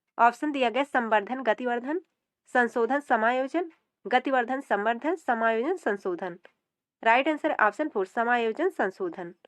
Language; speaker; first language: Hindi; native; Hindi